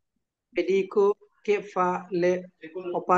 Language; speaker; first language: Italian; non-native, learner; Bangla